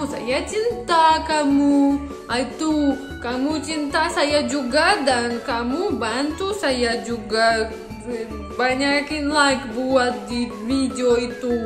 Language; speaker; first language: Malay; non-native, learner; Russian